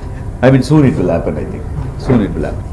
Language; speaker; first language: Telugu; non-native, local second language; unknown